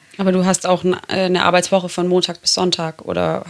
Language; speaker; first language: German; native; German